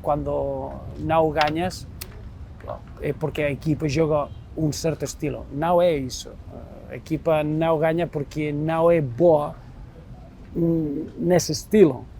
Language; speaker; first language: Portuguese; non-native, fluent; Spanish